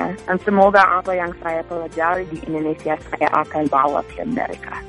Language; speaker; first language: Indonesian; non-native, fluent; English